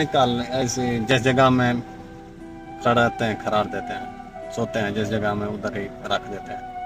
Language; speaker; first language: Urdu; non-native, local second language; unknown